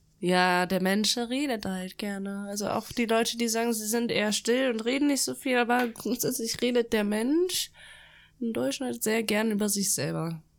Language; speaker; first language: German; early bilingual, other home language; Russian